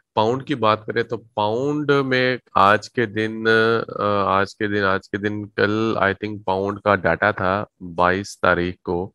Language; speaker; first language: Urdu; native; Urdu